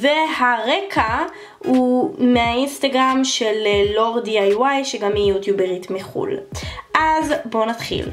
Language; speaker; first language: Hebrew; native; Hebrew